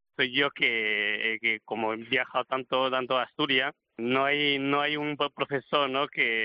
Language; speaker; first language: Spanish; non-native, learner; Chinese